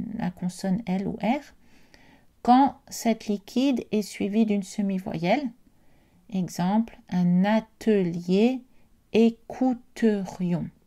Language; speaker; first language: French; native; French